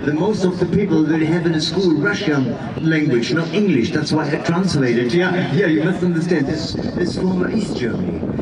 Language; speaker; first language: English; non-native, fluent; German